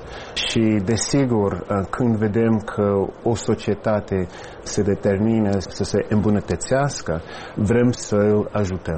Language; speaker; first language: Romanian; non-native, fluent; English